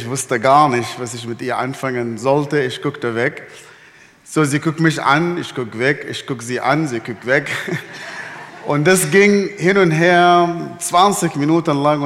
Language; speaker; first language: German; non-native, fluent; Arabic